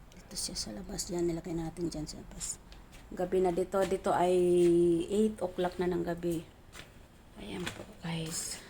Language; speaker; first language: Filipino; non-native, local second language; Bikol